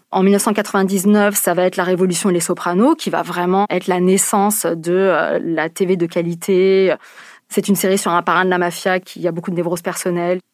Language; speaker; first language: French; native; French